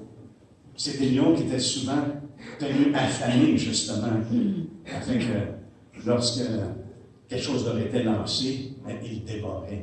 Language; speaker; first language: French; native; French